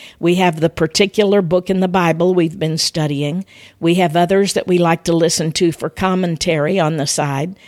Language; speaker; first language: English; native; English